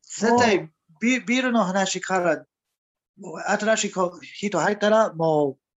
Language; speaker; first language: Japanese; non-native, learner; English